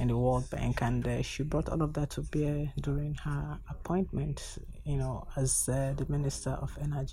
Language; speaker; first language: English; non-native, local second language; Igbo